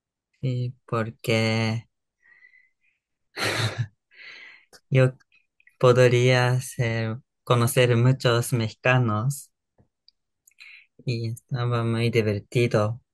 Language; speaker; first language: Spanish; non-native, learner; Japanese